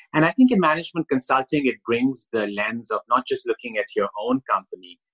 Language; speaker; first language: English; non-native, local second language; Urdu